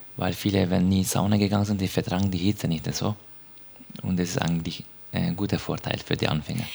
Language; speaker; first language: German; non-native, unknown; Turkish